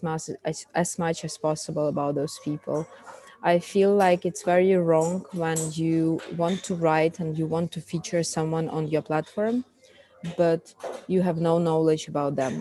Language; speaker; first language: English; non-native, fluent; Russian